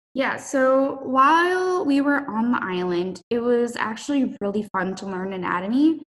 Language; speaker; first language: English; native; English